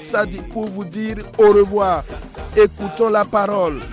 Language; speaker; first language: French; non-native, local second language; Fon